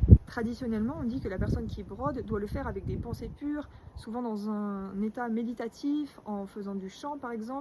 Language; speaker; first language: French; native; French